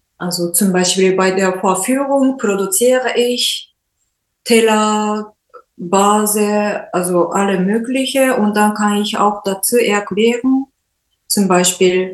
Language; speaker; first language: German; non-native, learner; Japanese